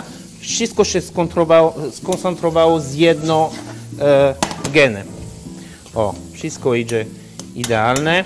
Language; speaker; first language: Polish; non-native, learner; French